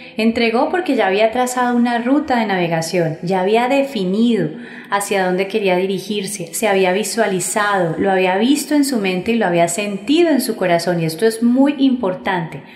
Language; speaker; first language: Spanish; native; Spanish